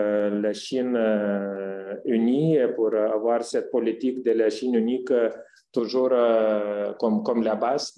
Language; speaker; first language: French; non-native, fluent; Lithuanian